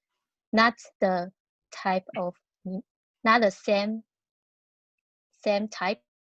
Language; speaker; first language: English; non-native, learner; Chinese